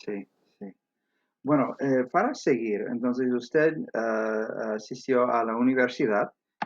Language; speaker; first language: Spanish; non-native, fluent; English